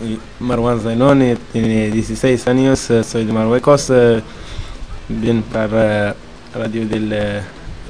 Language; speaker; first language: Spanish; non-native, learner; Arabic